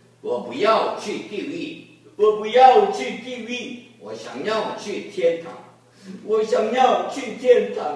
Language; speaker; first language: Chinese; non-native, learner; Korean